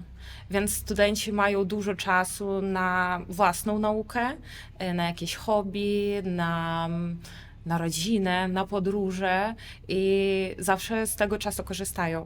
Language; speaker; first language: Polish; non-native, fluent; Russian